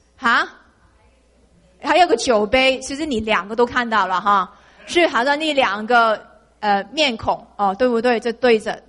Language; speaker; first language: Chinese; non-native, local second language; Cantonese